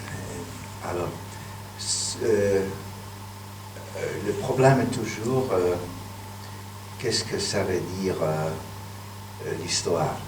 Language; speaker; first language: French; non-native, fluent; Hungarian